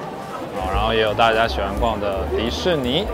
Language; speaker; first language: Chinese; native; Chinese